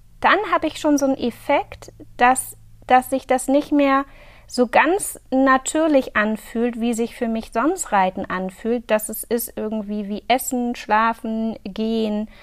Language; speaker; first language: German; native; German